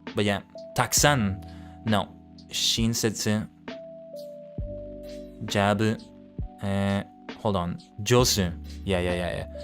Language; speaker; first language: Japanese; non-native, learner; English